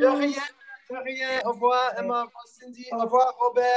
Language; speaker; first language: French; non-native, learner; English